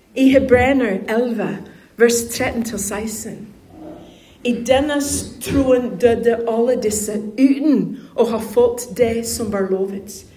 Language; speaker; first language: Norwegian; non-native, fluent; English